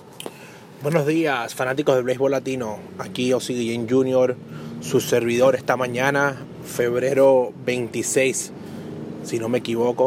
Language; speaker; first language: Spanish; early bilingual, heritage; Spanish